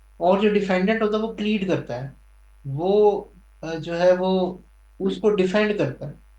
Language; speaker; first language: Urdu; non-native, local second language; Punjabi